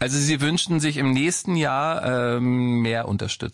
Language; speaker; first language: German; native; German